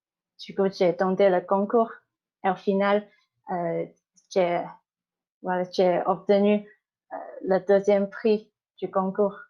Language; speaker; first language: French; non-native, fluent; Chinese